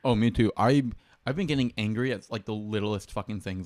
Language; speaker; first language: English; native; English